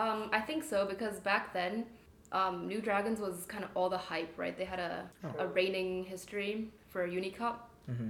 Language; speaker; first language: English; non-native, local second language; Cantonese